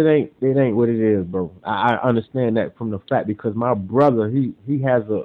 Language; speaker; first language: English; native; English